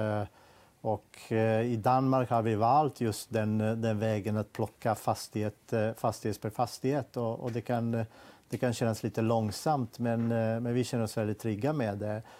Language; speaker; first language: Swedish; non-native, fluent; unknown